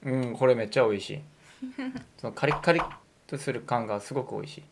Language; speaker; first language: Japanese; non-native, fluent; Korean